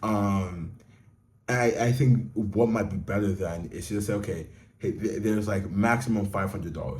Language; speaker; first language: English; native; English